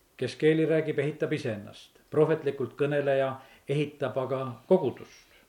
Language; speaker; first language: Estonian; native; Estonian